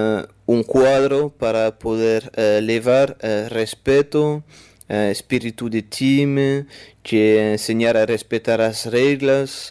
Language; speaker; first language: Portuguese; non-native, fluent; French